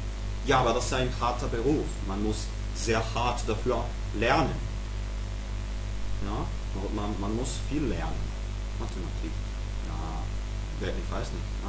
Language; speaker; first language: German; non-native, fluent; Serbian